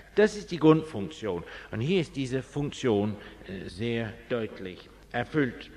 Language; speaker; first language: German; non-native, fluent; English